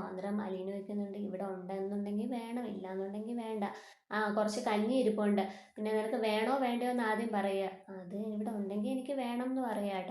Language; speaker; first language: Malayalam; native; Malayalam